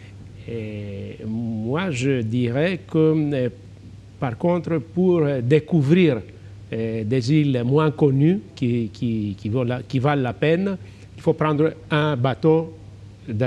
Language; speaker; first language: French; non-native, fluent; Greek